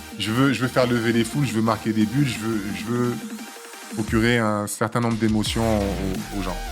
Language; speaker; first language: French; early bilingual, other home language; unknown